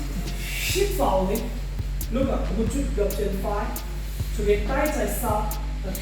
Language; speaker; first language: Vietnamese; non-native, learner; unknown